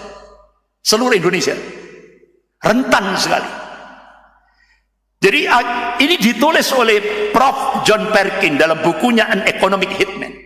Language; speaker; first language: Indonesian; non-native, local second language; Javanese